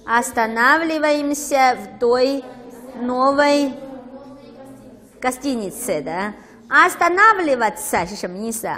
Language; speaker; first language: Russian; non-native, fluent; Chinese